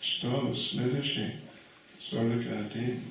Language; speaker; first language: Russian; non-native, learner; English